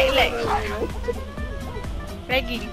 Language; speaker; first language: Malay; native; Malay